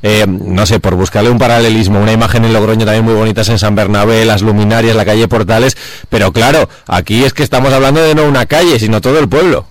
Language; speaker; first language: Spanish; native; Spanish